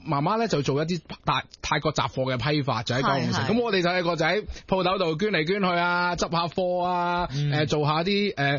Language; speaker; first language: Cantonese; native; Cantonese